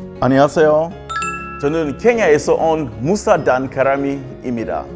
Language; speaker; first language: Korean; non-native, learner; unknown